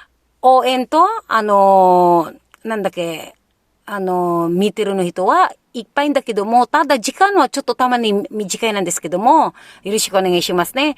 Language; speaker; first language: Japanese; non-native, learner; Filipino